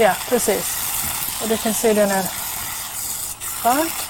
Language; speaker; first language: Swedish; non-native, fluent; English